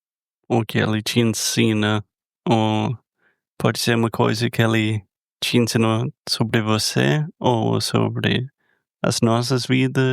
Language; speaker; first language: Portuguese; non-native, fluent; English